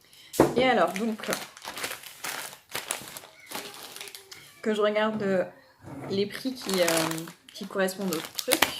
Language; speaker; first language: French; native; French